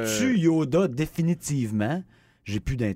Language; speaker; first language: French; native; French